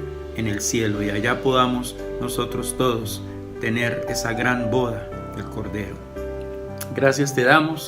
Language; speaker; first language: Spanish; native; Spanish